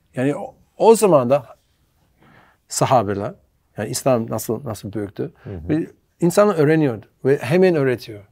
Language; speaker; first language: Turkish; non-native, learner; English